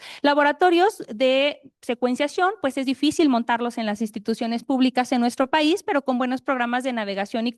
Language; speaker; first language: Spanish; native; Spanish